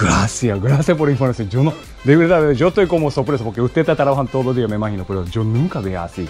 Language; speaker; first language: Spanish; non-native, learner; Japanese